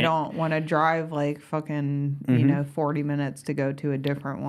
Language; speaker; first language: English; native; English